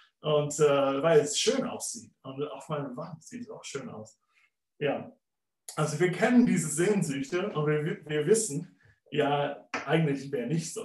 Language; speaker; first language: German; non-native, fluent; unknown